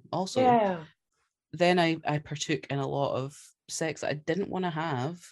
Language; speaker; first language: English; native; English